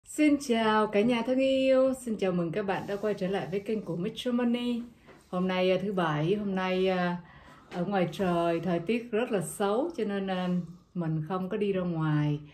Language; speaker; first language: Vietnamese; native; Vietnamese